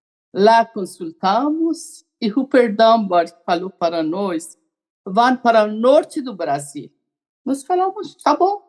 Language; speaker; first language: Portuguese; non-native, learner; Persian